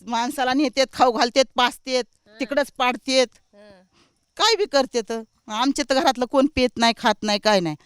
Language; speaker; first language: Marathi; native; Marathi